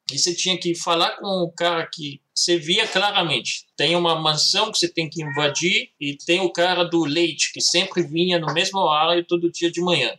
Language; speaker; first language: Portuguese; early bilingual, heritage; Portuguese